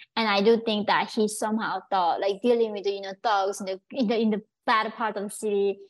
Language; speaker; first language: English; early bilingual, other home language; Korean